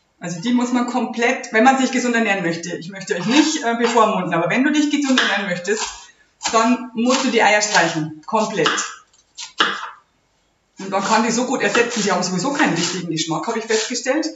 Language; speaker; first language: German; native; German